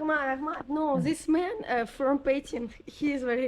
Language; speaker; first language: English; non-native, learner; Russian